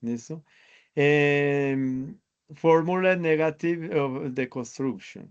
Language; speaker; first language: English; non-native, learner; Spanish